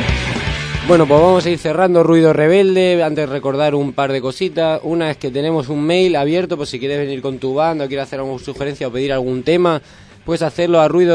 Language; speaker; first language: Spanish; native; Spanish